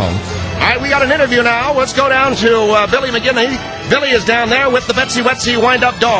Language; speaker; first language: English; native; English